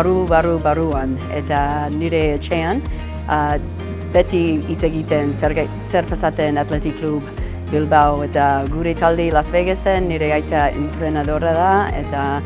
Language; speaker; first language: Basque; early bilingual, heritage; English